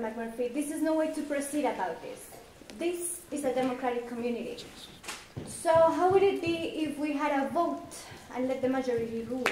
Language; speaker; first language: English; non-native, fluent; Spanish